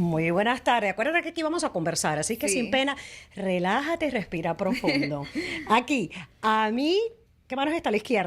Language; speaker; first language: Spanish; native; Spanish